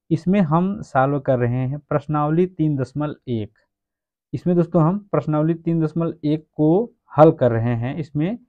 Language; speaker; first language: Hindi; native; Hindi